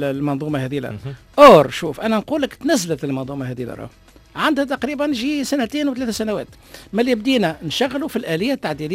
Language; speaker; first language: Arabic; native; Arabic